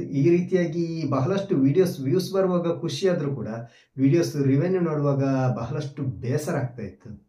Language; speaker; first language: Kannada; non-native, local second language; Malayalam